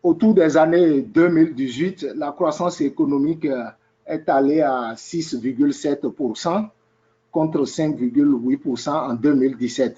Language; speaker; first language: French; native; French